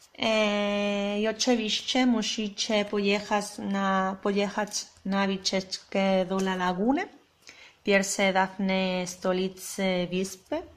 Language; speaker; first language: Polish; non-native, learner; Spanish